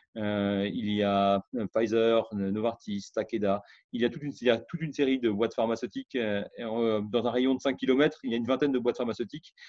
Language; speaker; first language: French; native; French